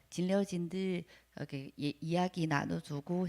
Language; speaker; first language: Korean; non-native, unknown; Chinese